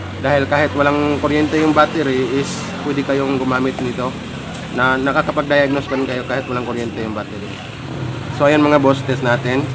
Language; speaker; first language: Filipino; non-native, local second language; Cebuano